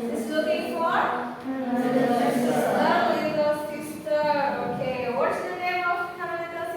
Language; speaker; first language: English; non-native, fluent; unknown